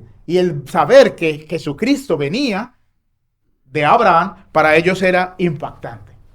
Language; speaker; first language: Spanish; native; Spanish